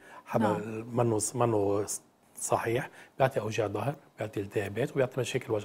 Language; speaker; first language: Arabic; native; Arabic